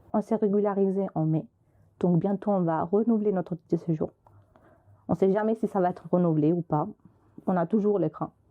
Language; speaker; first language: French; non-native, fluent; Albanian